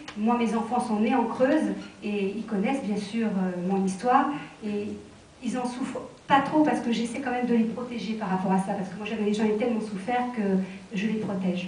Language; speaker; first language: French; native; French